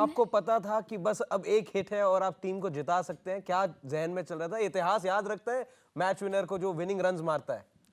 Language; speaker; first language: Hindi; native; Hindi